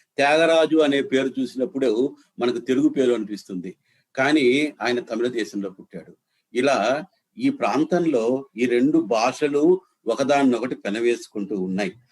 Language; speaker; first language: Telugu; native; Telugu